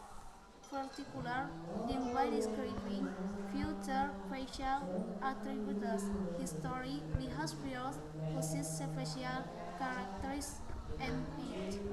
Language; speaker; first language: English; non-native, learner; Indonesian